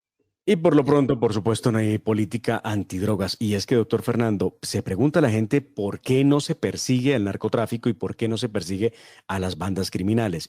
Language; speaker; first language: Spanish; native; Spanish